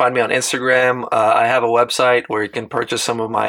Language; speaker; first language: English; non-native, local second language; Afrikaans